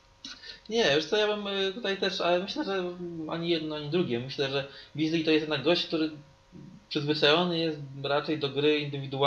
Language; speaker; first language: Polish; native; Polish